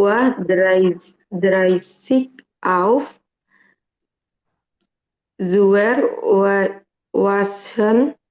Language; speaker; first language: German; non-native, learner; Indonesian